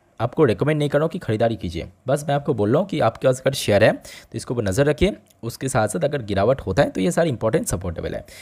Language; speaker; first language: Hindi; native; Hindi